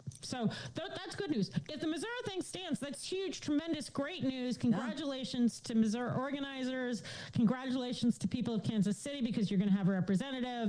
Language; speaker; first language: English; native; English